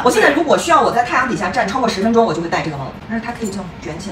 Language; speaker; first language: Chinese; native; Chinese